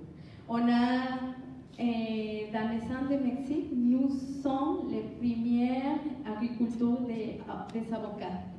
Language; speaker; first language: French; non-native, learner; Spanish